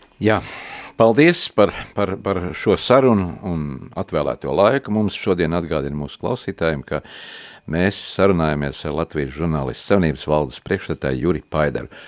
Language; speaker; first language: Latvian; native; Latvian